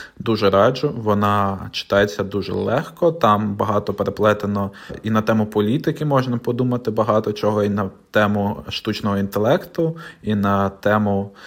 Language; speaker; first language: Ukrainian; non-native, local second language; Russian